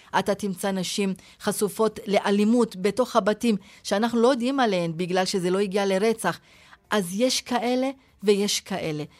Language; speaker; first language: Hebrew; non-native, local second language; Arabic